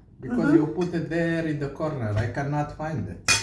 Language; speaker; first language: English; non-native, learner; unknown